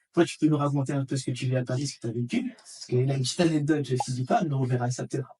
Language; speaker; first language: French; native; French